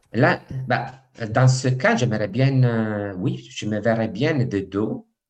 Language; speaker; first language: French; non-native, fluent; Italian